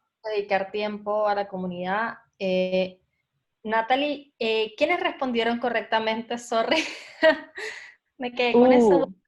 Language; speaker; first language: Spanish; native; Spanish